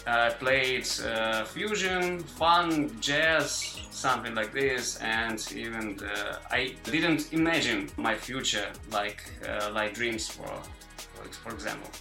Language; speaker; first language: English; non-native, learner; Ukrainian